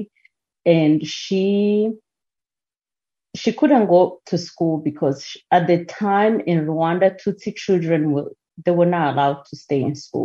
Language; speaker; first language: English; non-native, local second language; Kinyarwanda